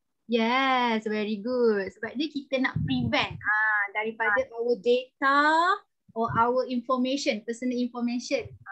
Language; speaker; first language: English; non-native, local second language; Malay